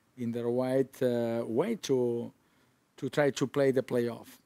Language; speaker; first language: English; non-native, fluent; Spanish